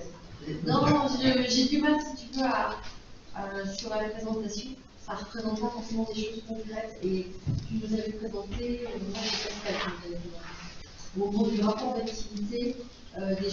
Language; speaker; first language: French; native; French